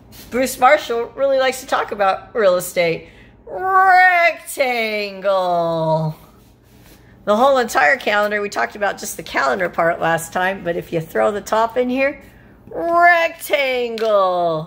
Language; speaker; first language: English; native; English